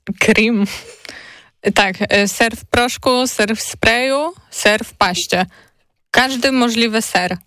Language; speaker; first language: Polish; native; Polish